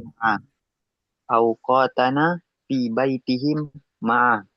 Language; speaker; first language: Arabic; non-native, learner; Indonesian